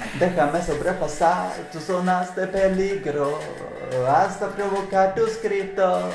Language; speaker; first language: Spanish; non-native, learner; Swedish